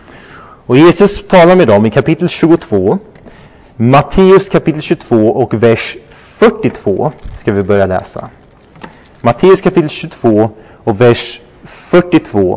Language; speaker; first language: Swedish; non-native, fluent; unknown